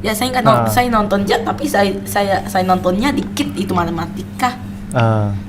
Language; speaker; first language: Indonesian; non-native, local second language; English